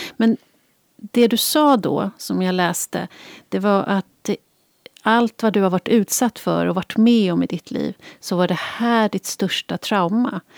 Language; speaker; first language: Swedish; native; Swedish